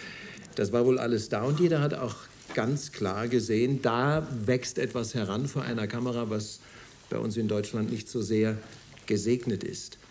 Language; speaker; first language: German; native; German